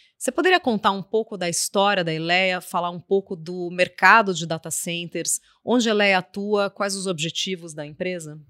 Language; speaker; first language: Portuguese; native; Portuguese